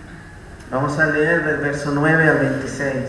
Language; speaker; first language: Spanish; native; Spanish